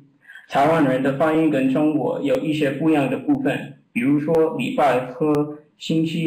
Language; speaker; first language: Chinese; non-native, fluent; English